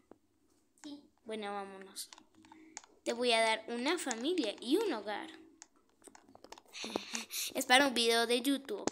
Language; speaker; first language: Spanish; native; Spanish